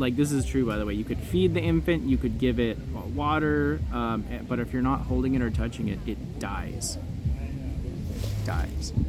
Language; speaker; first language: English; native; English